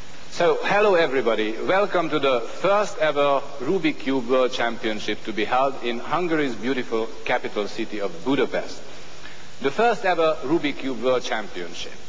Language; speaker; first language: English; non-native, fluent; Hungarian